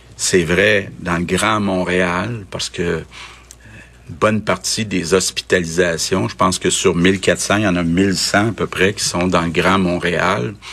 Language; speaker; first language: French; native; French